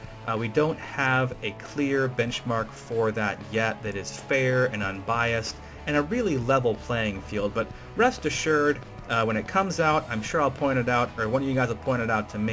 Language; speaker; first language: English; native; English